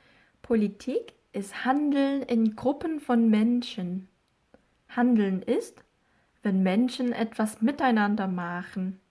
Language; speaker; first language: German; non-native, fluent; Korean